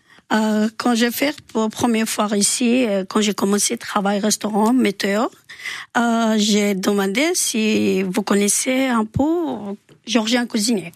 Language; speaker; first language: French; non-native, learner; Georgian